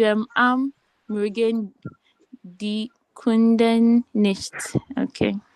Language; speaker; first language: German; non-native, learner; Filipino